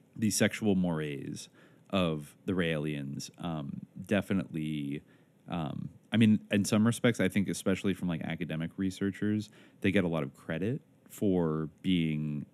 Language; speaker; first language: English; native; English